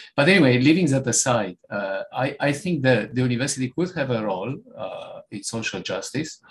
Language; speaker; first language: English; non-native, fluent; Romanian